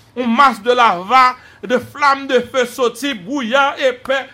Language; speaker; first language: French; non-native, local second language; Haitian Creole